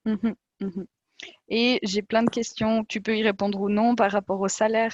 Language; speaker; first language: French; native; French